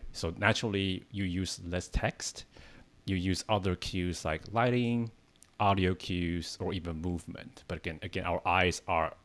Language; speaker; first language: English; non-native, fluent; Chinese